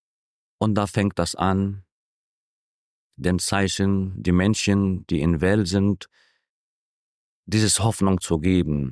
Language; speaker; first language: German; non-native, fluent; Arabic